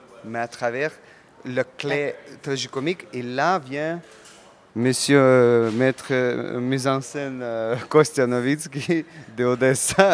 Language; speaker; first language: French; non-native, learner; Russian